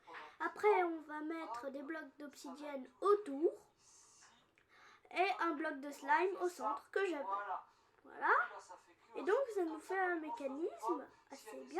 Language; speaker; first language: French; native; French